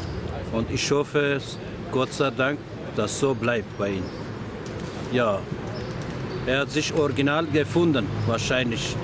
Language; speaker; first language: German; non-native, learner; Turkish